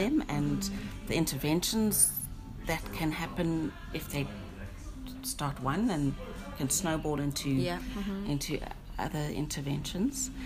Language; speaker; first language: English; native; English